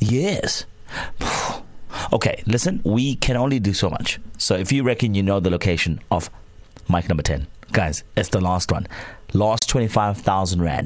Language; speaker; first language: English; native; English